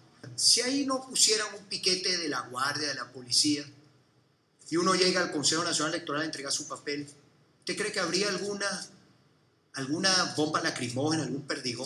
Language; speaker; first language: Spanish; native; Spanish